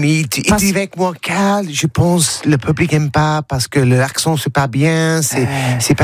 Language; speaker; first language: French; non-native, learner; English